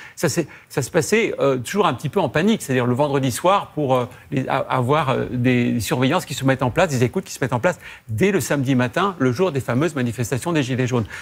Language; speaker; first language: French; native; French